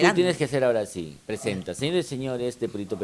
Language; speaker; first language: Spanish; native; Spanish